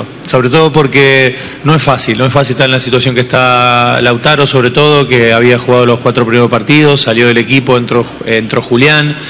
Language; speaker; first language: Spanish; native; Spanish